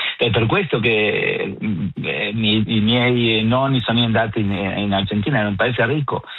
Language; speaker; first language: Italian; non-native, fluent; Spanish